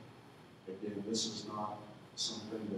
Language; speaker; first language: English; native; English